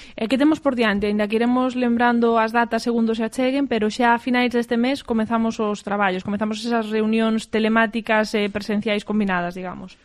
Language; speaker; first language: Galician; native; Galician